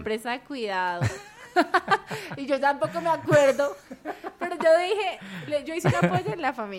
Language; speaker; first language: Spanish; native; Spanish